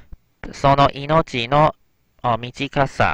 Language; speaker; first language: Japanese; non-native, fluent; Chinese